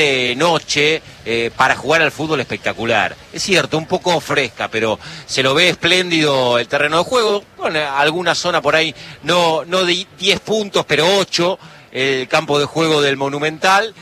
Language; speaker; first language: Spanish; native; Spanish